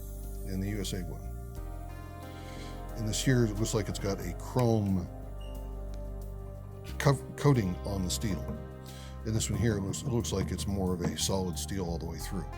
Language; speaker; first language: English; native; English